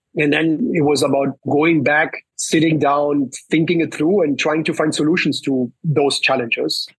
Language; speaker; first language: English; early bilingual, other home language; Spanish